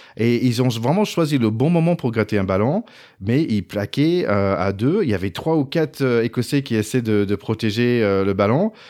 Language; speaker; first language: French; non-native, fluent; English